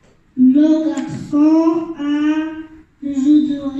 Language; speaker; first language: French; non-native, learner; Arabic